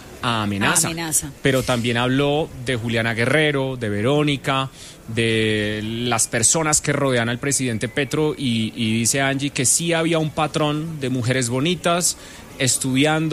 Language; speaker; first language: Spanish; native; Spanish